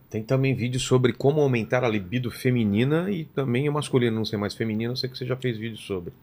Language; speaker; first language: Portuguese; native; Portuguese